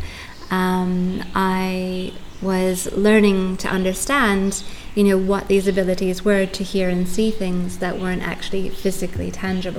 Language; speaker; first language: English; native; English